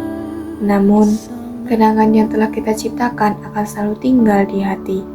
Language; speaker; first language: Indonesian; native; Indonesian